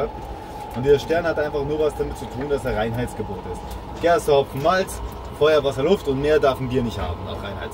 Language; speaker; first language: German; native; German